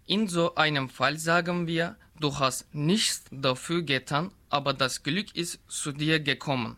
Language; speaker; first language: German; non-native, learner; Turkish